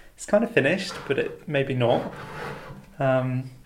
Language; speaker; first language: English; native; English